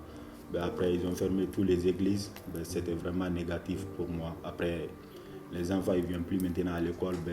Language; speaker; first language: French; non-native, learner; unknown